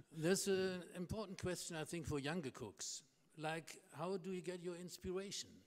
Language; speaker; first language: English; non-native, fluent; German